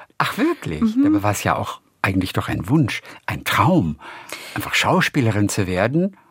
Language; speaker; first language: German; native; German